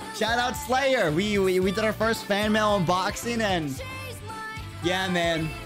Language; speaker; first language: English; native; English